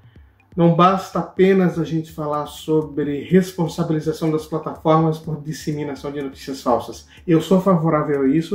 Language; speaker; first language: Portuguese; native; Portuguese